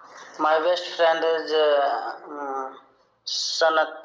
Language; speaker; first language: English; non-native, learner; Hindi